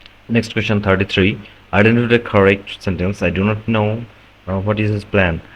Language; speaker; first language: English; non-native, local second language; Bangla